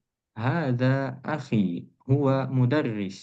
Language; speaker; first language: Arabic; non-native, fluent; Indonesian